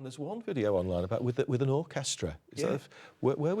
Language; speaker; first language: English; native; English